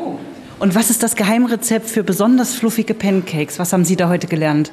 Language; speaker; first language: German; native; German